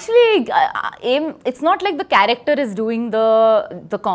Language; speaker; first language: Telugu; non-native, learner; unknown